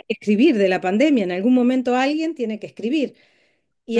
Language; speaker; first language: Spanish; native; Spanish